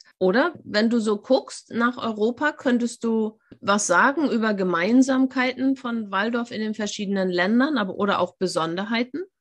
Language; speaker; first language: German; native; German